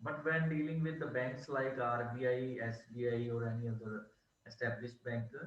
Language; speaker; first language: English; non-native, local second language; Punjabi